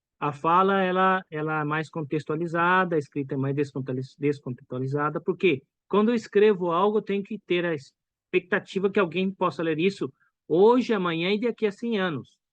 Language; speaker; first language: Portuguese; native; Portuguese